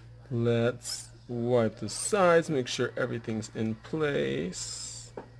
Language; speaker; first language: English; early bilingual, other home language; Spanish